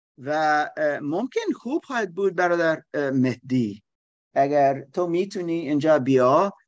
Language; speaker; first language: Persian; non-native, learner; German